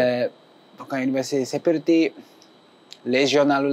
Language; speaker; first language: Indonesian; non-native, learner; Japanese